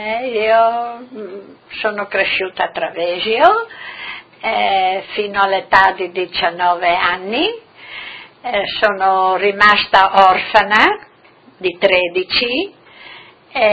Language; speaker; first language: Italian; non-native, local second language; Friulian